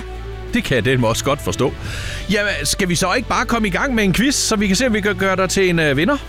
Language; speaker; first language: Danish; native; Danish